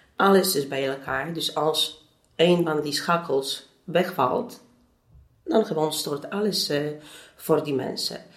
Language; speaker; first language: Dutch; non-native, fluent; Polish